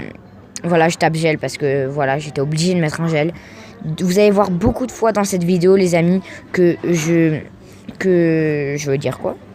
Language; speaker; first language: French; native; French